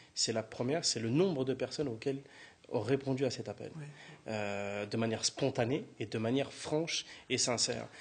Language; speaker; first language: French; native; French